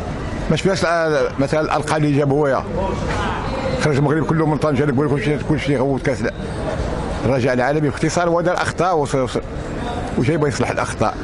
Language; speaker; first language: Arabic; native; Arabic